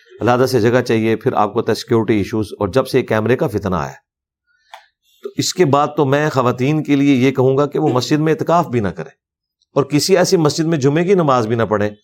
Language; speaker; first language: Urdu; non-native, local second language; Punjabi